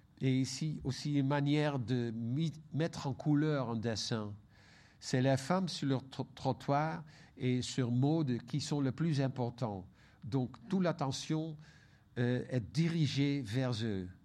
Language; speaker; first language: French; non-native, fluent; Dutch